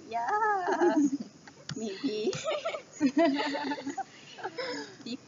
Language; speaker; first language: English; non-native, learner; Malay